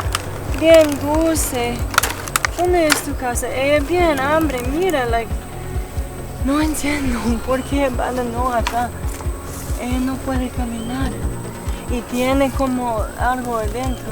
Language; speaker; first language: Spanish; non-native, learner; English